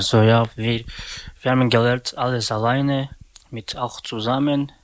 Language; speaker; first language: German; non-native, learner; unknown